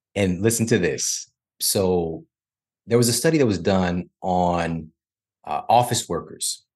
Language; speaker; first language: English; native; English